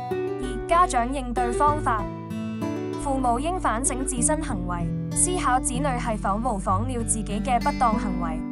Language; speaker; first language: Cantonese; native; Cantonese